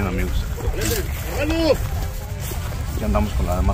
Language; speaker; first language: Spanish; native; Spanish